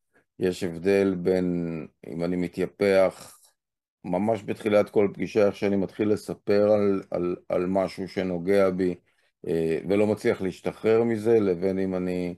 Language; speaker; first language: Hebrew; native; Hebrew